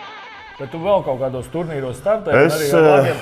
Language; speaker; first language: Latvian; native; Latvian